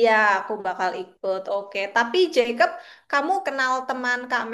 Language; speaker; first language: Indonesian; native; Indonesian